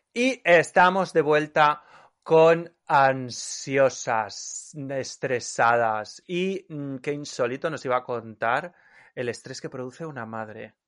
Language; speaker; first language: Spanish; native; Spanish